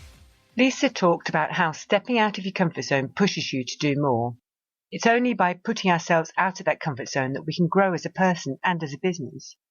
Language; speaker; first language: English; native; English